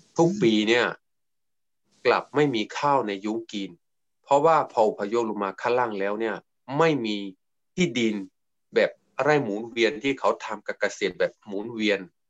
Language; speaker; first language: Thai; non-native, local second language; S'gaw Karen